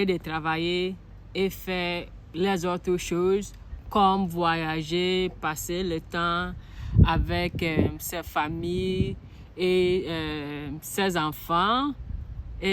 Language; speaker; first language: French; non-native, learner; Akan